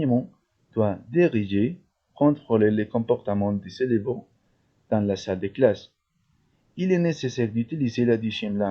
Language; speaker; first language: French; non-native, learner; Spanish